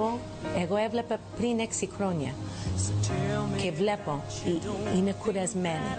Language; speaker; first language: Greek; early bilingual, heritage; English